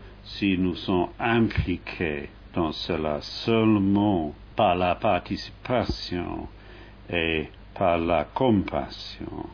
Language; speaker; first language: French; non-native, fluent; English